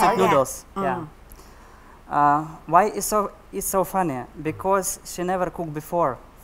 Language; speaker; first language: English; non-native, learner; Russian